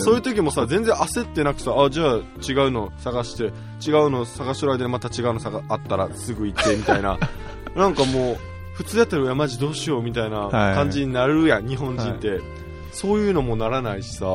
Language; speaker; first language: Japanese; native; Japanese